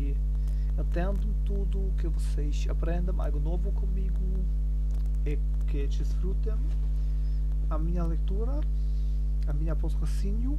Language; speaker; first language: Portuguese; non-native, learner; German